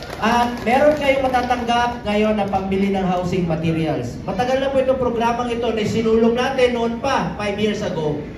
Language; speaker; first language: Filipino; non-native, local second language; Cebuano